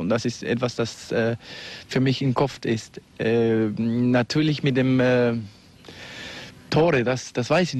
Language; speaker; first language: German; non-native, fluent; Spanish